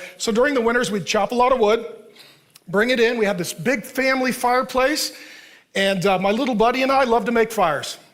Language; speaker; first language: English; native; English